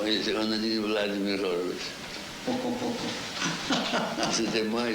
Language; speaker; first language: French; non-native, fluent; Russian